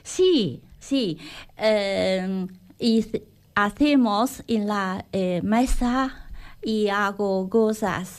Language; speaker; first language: Spanish; non-native, learner; Chinese